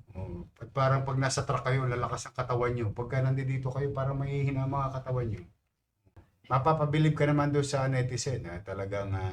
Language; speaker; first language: Filipino; native; Filipino